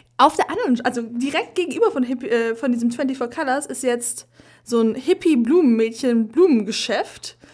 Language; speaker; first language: German; early bilingual, other home language; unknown